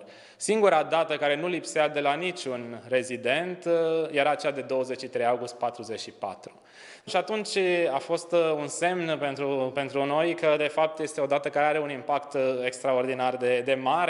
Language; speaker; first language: Romanian; native; Romanian